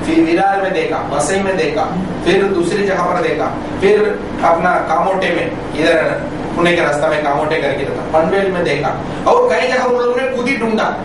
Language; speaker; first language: Hindi; non-native, local second language; Tamil